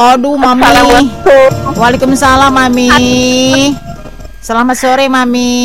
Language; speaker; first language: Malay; non-native, local second language; Sundanese